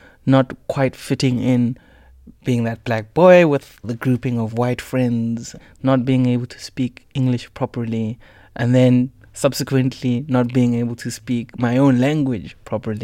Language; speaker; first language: English; non-native, local second language; Tswana